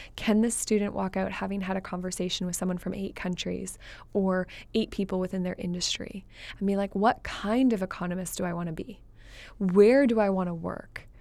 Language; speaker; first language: English; native; English